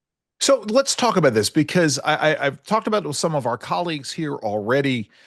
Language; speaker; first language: English; native; English